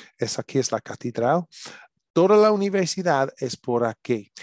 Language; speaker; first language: Spanish; non-native, learner; English